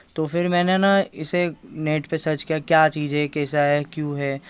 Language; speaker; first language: Hindi; native; Hindi